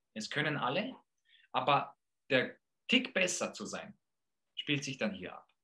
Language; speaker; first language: German; early bilingual, other home language; Polish